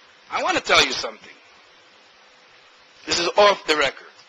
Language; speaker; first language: English; native; English